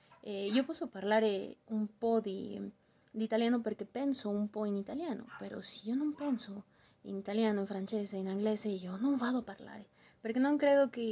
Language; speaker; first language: Italian; non-native, learner; Spanish